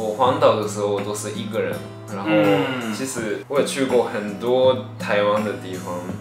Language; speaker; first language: Chinese; non-native, fluent; Japanese